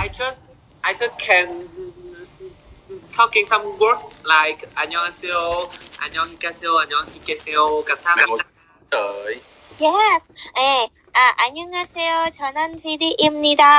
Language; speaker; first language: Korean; non-native, learner; Vietnamese